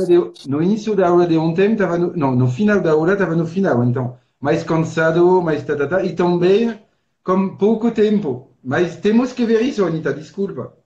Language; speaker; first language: Portuguese; non-native, fluent; French